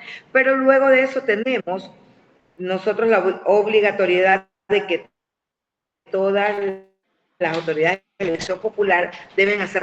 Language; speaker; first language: Spanish; native; Spanish